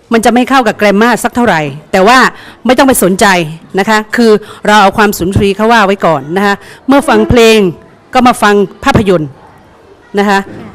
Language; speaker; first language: Thai; native; Thai